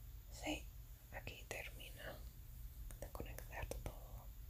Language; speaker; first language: Spanish; non-native, fluent; English